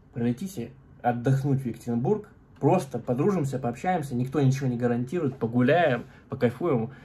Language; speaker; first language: Russian; native; Russian